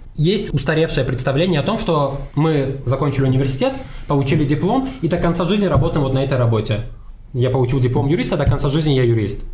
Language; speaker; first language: Russian; non-native, local second language; Tajik